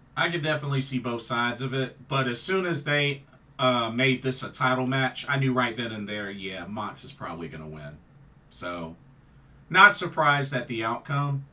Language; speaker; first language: English; native; English